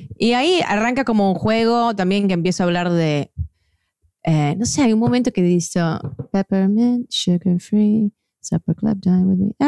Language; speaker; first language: Spanish; non-native, fluent; English